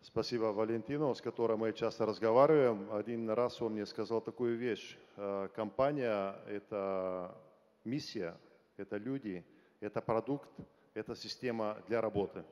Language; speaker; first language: Russian; non-native, fluent; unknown